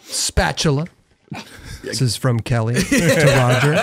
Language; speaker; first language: English; native; English